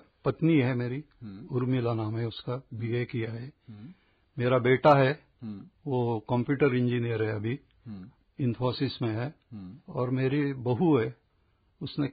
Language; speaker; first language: Hindi; non-native, local second language; Marathi